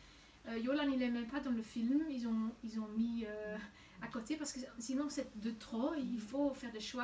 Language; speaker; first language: French; non-native, local second language; Dutch